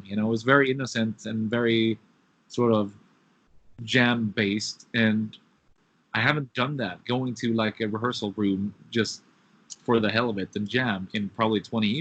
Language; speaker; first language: English; non-native, fluent; Swedish